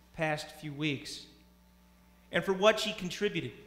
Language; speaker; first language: English; native; English